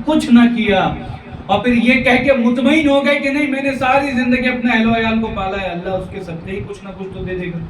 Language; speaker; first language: Urdu; native; Urdu